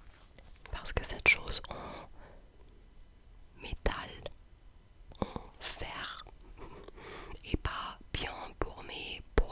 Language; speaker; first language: French; non-native, learner; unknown